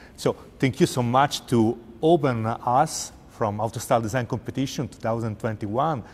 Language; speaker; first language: English; non-native, fluent; Italian